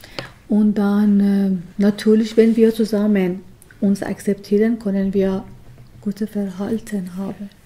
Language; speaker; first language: German; non-native, learner; Persian